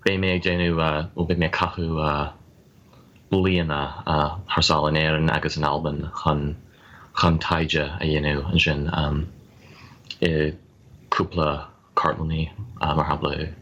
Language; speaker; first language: Irish; non-native, fluent; English